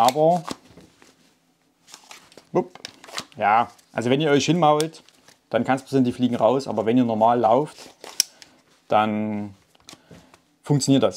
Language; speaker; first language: German; native; German